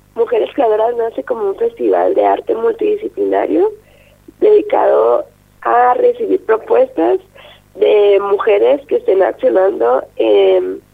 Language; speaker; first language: Spanish; native; Spanish